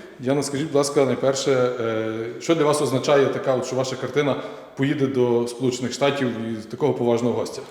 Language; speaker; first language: Ukrainian; native; Ukrainian